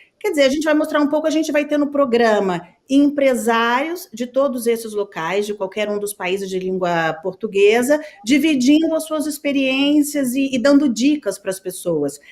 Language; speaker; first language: Portuguese; native; Portuguese